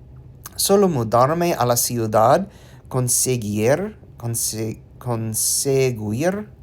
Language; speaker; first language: Spanish; non-native, learner; English